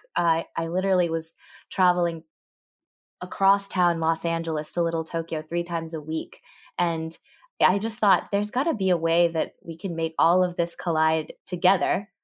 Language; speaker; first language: English; early bilingual, other home language; Japanese